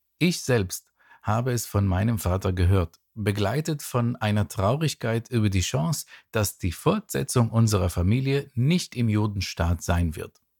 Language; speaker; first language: German; non-native, fluent; Hebrew